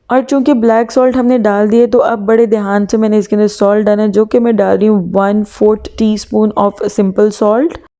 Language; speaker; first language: Urdu; native; Urdu